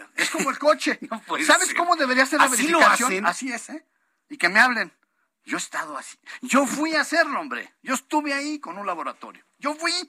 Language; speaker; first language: Spanish; native; Spanish